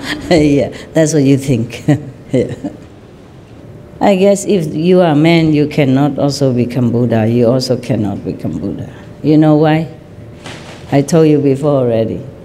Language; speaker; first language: English; non-native, fluent; Vietnamese